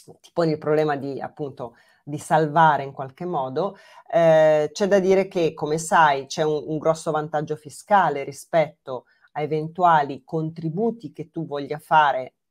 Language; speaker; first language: Italian; native; Italian